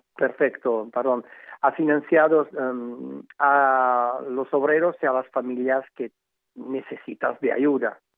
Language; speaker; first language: Spanish; non-native, learner; Italian